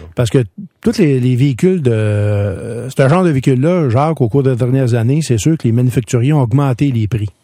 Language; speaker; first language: French; native; French